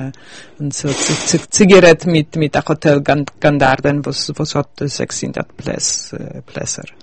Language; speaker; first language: German; early bilingual, heritage; Yiddish